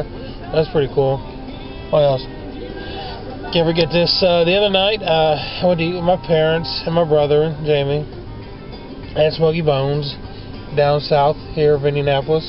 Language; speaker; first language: English; native; English